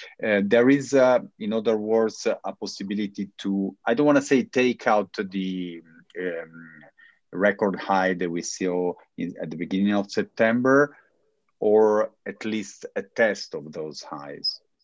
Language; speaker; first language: English; non-native, fluent; Italian